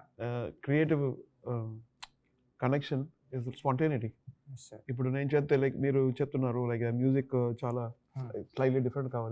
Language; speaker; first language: Telugu; non-native, learner; Tamil